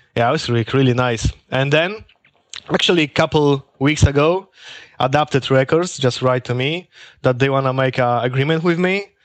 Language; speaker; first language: English; non-native, learner; Polish